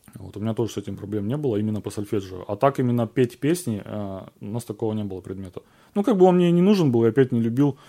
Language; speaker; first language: Russian; native; Russian